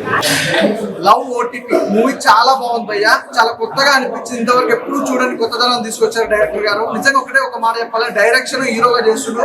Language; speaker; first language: Telugu; native; Telugu